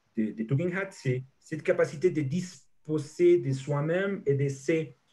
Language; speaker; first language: French; non-native, fluent; Spanish